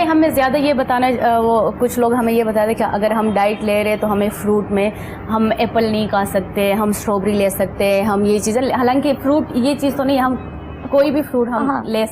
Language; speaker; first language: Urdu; non-native, local second language; Pashto